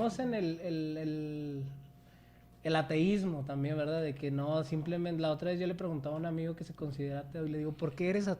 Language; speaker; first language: Spanish; native; Spanish